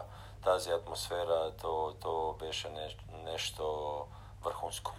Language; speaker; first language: Bulgarian; non-native, learner; Croatian